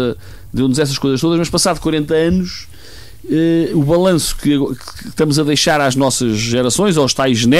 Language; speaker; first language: Portuguese; native; Portuguese